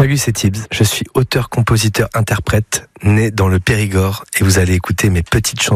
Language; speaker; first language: French; native; French